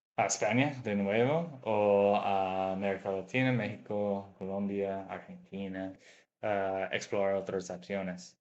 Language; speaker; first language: Spanish; non-native, fluent; English